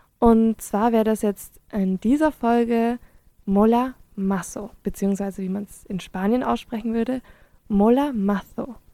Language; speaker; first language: German; early bilingual, other home language; Spanish